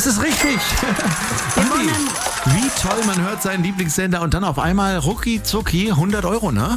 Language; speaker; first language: German; native; German